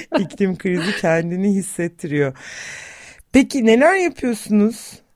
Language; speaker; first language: Turkish; native; Turkish